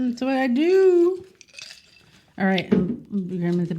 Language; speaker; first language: English; native; English